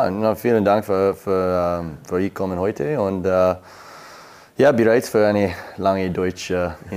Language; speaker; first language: German; non-native, learner; English